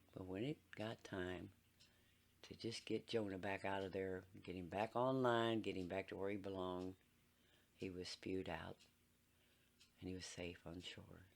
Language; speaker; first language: English; native; English